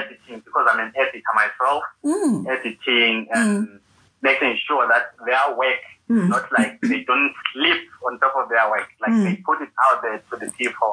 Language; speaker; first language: English; non-native, local second language; North Ndebele